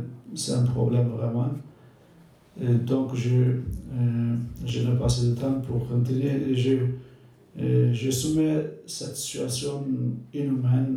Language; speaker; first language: French; non-native, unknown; Turkish